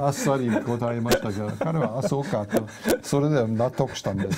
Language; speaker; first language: Japanese; non-native, fluent; English